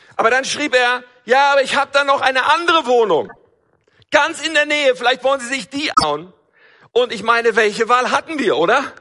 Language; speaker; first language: German; native; German